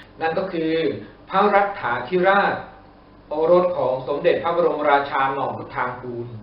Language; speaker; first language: Thai; native; Thai